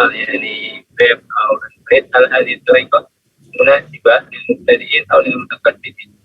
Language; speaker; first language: Arabic; non-native, fluent; Indonesian